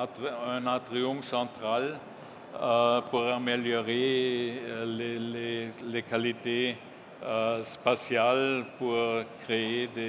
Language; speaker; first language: French; non-native, learner; German